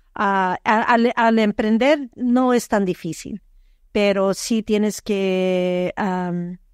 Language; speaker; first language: Spanish; early bilingual, heritage; Spanish